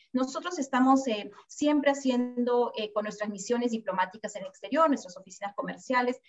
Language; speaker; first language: Spanish; native; Spanish